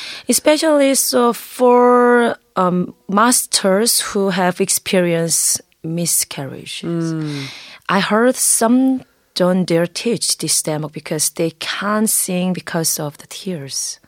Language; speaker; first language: English; non-native, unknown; Korean